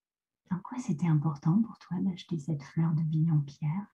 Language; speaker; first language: French; native; French